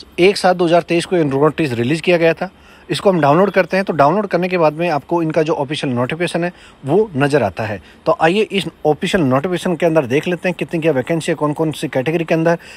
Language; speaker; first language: Hindi; native; Hindi